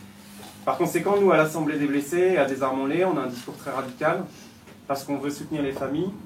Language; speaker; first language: French; native; French